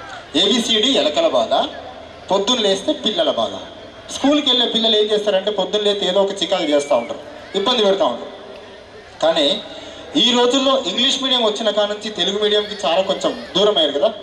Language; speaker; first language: Telugu; native; Telugu